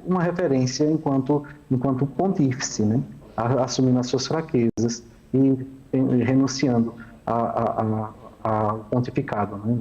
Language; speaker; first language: Portuguese; native; Portuguese